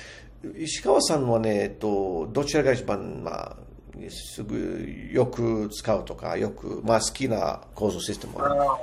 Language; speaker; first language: Japanese; non-native, fluent; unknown